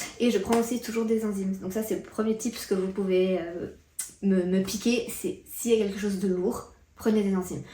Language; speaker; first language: French; early bilingual, other home language; Portuguese